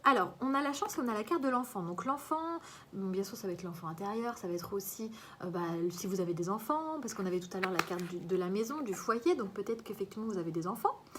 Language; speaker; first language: French; native; French